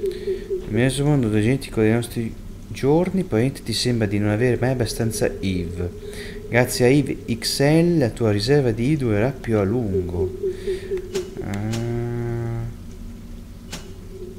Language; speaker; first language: Italian; native; Italian